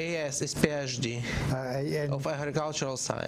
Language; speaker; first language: English; non-native, learner; Ukrainian